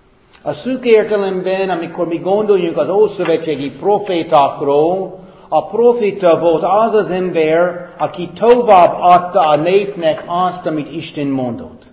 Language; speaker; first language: Hungarian; non-native, fluent; English